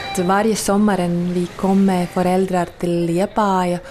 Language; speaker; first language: Swedish; non-native, fluent; Latvian